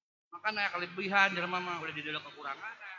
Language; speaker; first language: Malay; non-native, local second language; Sundanese